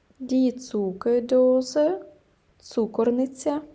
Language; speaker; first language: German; non-native, fluent; Ukrainian